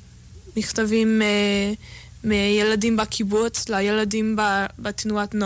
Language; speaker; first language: Hebrew; non-native, fluent; English